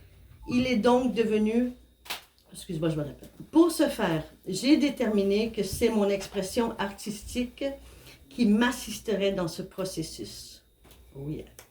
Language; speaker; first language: French; non-native, fluent; Spanish